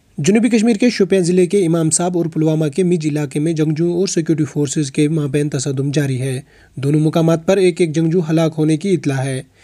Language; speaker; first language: Urdu; non-native, local second language; Kashmiri